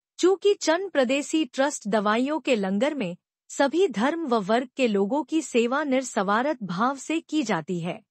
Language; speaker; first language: Hindi; non-native, local second language; Punjabi